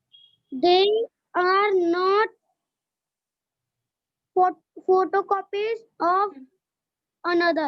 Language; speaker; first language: English; non-native, learner; Hindi